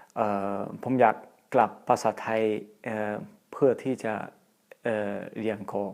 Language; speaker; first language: Thai; non-native, learner; Dutch